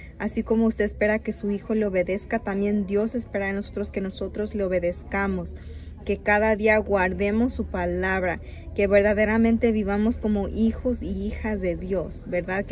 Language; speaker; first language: Spanish; early bilingual, heritage; Spanish